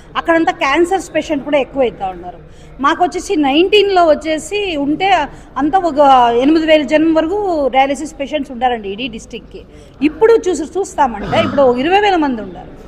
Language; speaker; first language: Telugu; native; Telugu